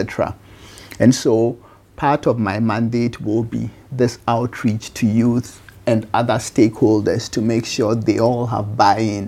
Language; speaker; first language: English; non-native, local second language; Akan